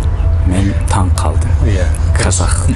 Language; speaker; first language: Kazakh; non-native, learner; Somali